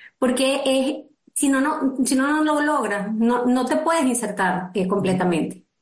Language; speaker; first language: Spanish; native; Spanish